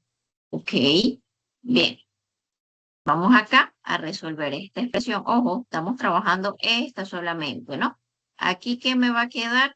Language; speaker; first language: Spanish; native; Spanish